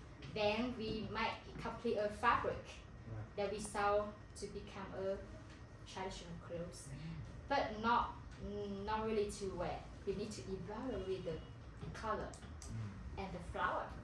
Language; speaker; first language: English; non-native, learner; Hmong